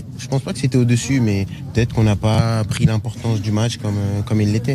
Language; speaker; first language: French; native; French